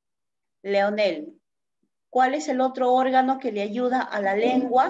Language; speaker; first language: Spanish; native; Spanish